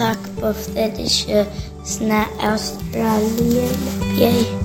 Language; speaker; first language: Polish; early bilingual, heritage; Polish